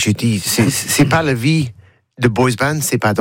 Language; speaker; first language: French; non-native, learner; English